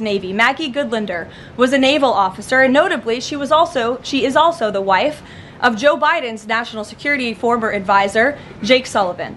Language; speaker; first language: English; native; English